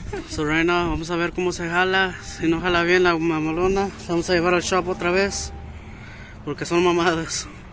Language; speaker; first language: Spanish; early bilingual, heritage; Spanish